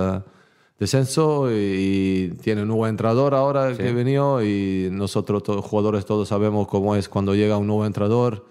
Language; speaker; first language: Spanish; non-native, learner; Bosnian